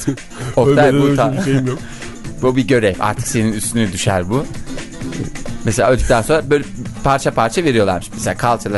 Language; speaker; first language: Turkish; native; Turkish